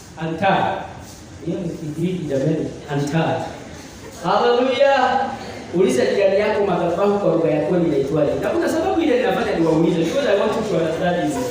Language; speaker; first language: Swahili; non-native, local second language; Kikuyu